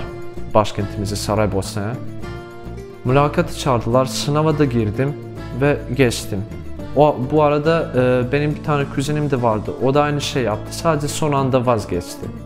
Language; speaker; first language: Turkish; non-native, fluent; Bosnian